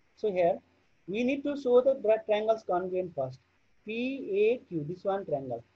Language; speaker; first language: English; non-native, local second language; Nepali